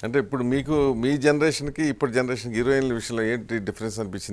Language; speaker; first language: Telugu; native; Telugu